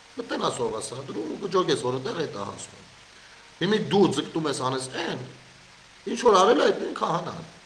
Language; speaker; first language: Armenian; native; Armenian